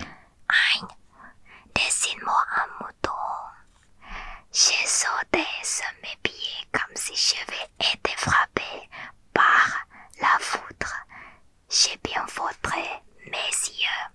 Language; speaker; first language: French; non-native, learner; Thai